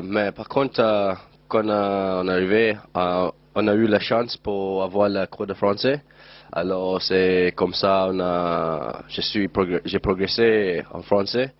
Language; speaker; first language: French; non-native, learner; Zulu